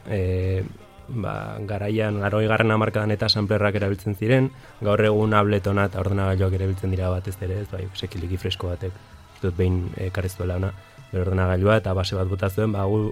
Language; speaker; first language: Basque; non-native, local second language; Spanish